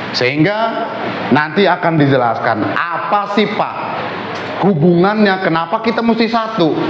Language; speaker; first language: Indonesian; native; Indonesian